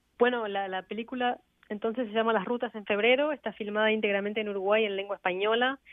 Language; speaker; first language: Spanish; native; Spanish